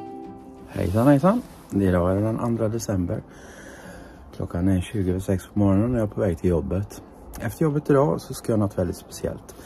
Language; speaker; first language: Swedish; native; Swedish